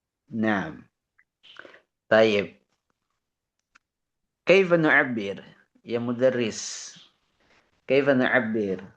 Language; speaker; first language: Arabic; non-native, fluent; Indonesian